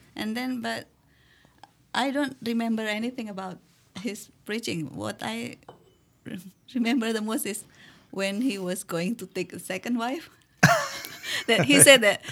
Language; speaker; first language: English; non-native, learner; Indonesian